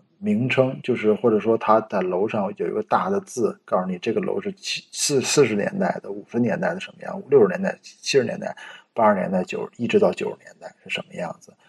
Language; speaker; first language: Chinese; native; Chinese